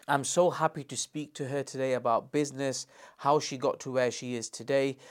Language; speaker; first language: English; non-native, local second language; Urdu